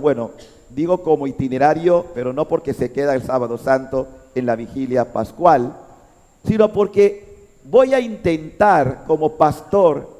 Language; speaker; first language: Spanish; native; Spanish